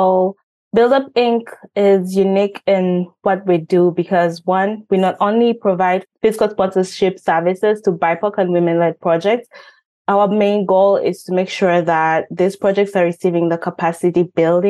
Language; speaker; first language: English; non-native, local second language; Ganda